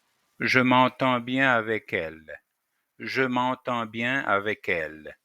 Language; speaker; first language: French; non-native, fluent; Russian